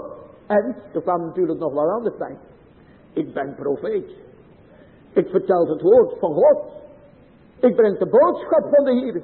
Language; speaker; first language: Dutch; native; Dutch